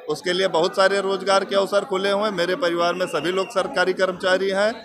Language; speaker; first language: Hindi; native; Hindi